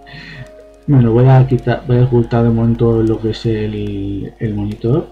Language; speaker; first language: Spanish; native; Spanish